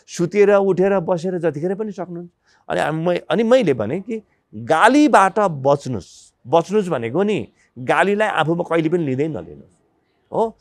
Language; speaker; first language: Nepali; native; Nepali